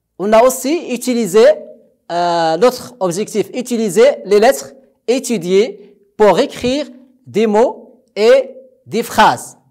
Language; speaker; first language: French; non-native, local second language; Arabic